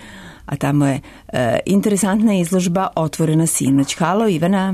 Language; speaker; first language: Serbian; native; Serbian